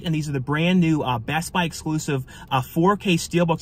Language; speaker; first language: English; native; English